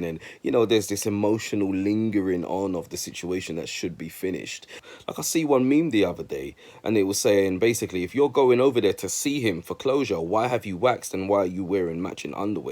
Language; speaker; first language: English; native; English